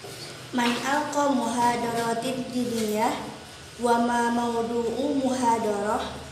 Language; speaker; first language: Arabic; non-native, learner; Indonesian